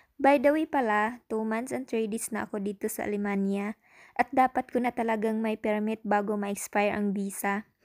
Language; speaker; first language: Filipino; non-native, local second language; Cebuano